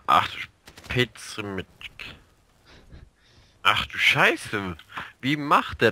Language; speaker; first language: German; native; German